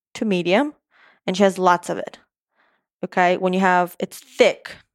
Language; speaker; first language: English; non-native, fluent; Romanian